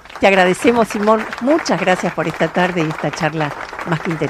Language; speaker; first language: Spanish; native; Spanish